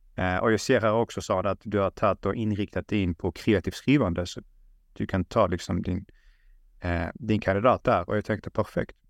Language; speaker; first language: Swedish; early bilingual, other home language; Russian